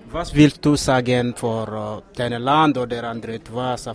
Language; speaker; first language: German; non-native, learner; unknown